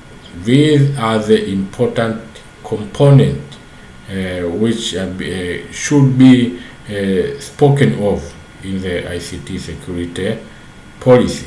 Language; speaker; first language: English; non-native, local second language; Swahili